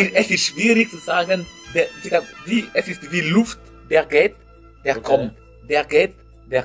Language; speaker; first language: German; non-native, learner; French